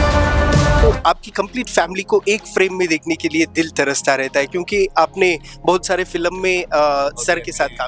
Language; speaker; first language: Hindi; non-native, local second language; Kannada